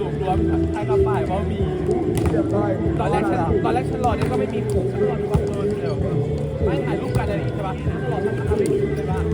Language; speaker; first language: Thai; native; Thai